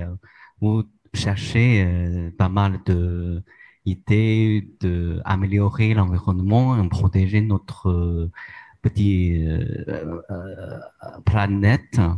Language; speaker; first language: French; non-native, learner; Chinese